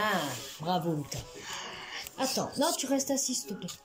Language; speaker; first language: French; native; French